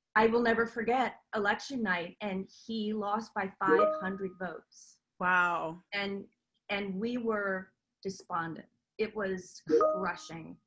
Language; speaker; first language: English; native; English